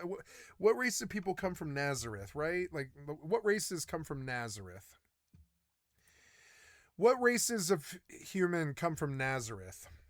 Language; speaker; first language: English; native; English